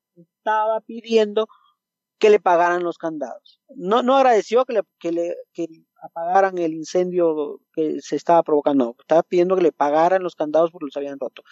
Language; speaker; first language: Spanish; native; Spanish